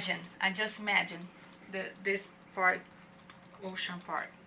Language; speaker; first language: English; non-native, learner; Portuguese